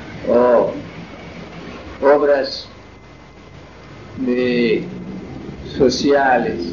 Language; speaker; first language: Spanish; non-native, fluent; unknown